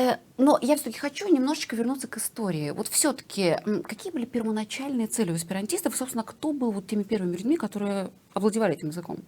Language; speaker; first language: Russian; native; Russian